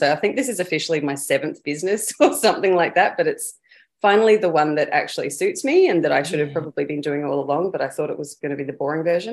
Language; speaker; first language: English; native; English